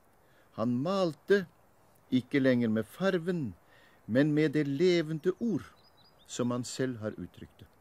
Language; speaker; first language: Norwegian; native; Norwegian